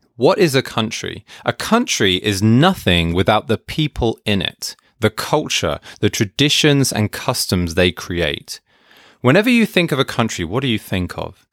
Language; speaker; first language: English; native; English